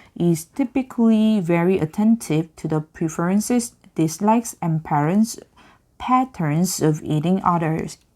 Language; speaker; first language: English; non-native, fluent; Korean